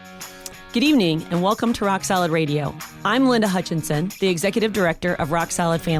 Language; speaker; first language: English; native; English